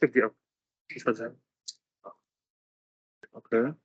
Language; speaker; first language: German; native; German